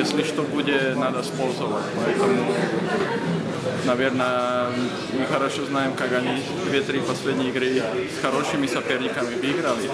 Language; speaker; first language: Russian; non-native, fluent; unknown